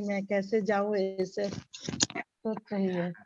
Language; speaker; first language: Hindi; non-native, local second language; Bangla